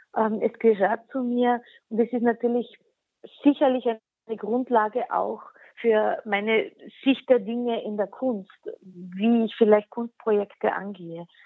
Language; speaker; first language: German; non-native, local second language; Slovenian